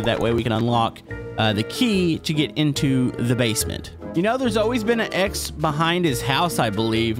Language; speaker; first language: English; native; English